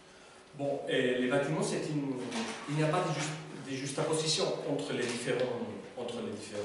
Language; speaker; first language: French; non-native, learner; Spanish